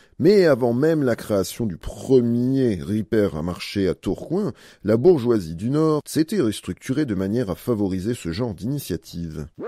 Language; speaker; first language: French; native; French